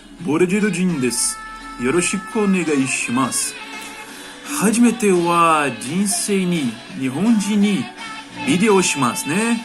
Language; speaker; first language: Japanese; non-native, learner; Portuguese